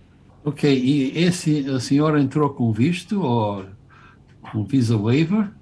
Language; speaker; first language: Portuguese; non-native, fluent; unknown